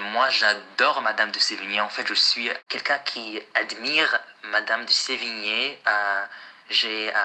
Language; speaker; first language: French; non-native, fluent; Arabic